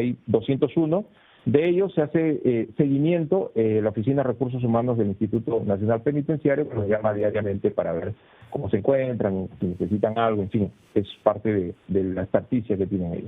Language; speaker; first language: Spanish; native; Spanish